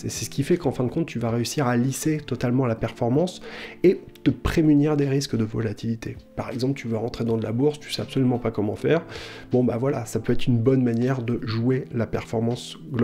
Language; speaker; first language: French; native; French